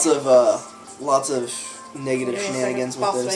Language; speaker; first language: English; native; English